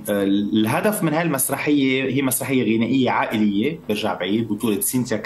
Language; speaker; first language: Arabic; native; Arabic